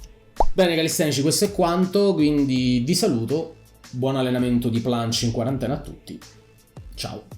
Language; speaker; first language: Italian; native; Italian